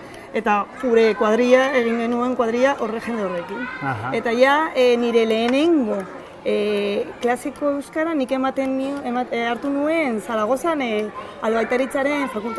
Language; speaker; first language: Basque; non-native, local second language; Spanish